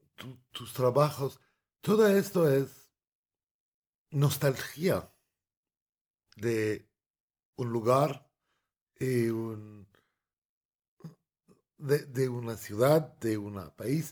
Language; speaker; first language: Spanish; non-native, fluent; Arabic